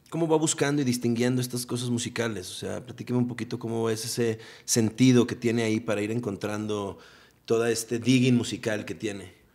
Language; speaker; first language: Spanish; native; Spanish